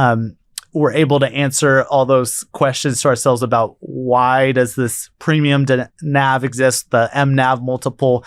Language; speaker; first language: English; native; English